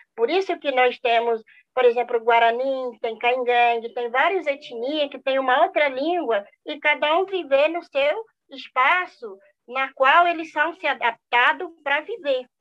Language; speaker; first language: Portuguese; non-native, local second language; Guarani